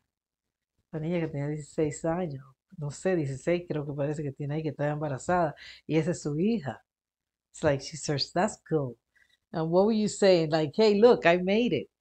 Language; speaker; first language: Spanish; early bilingual, heritage; Spanish